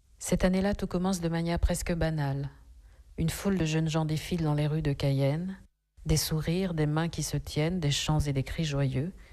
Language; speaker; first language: French; native; French